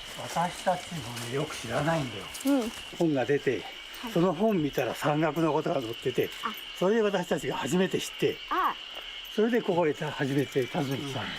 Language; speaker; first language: Japanese; native; Japanese